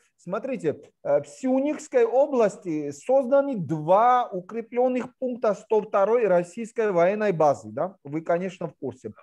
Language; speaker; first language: Russian; non-native, local second language; Georgian